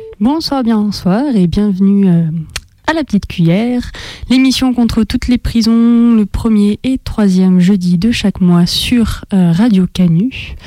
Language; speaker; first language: French; native; French